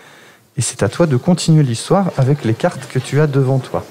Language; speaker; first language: French; native; French